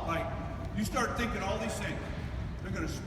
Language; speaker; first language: English; native; English